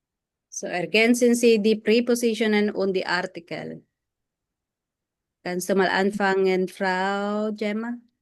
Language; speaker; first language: German; non-native, fluent; Filipino